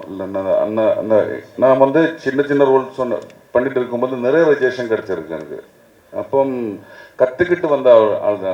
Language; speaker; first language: Tamil; non-native, learner; Malayalam